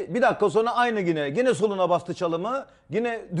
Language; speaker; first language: Turkish; native; Turkish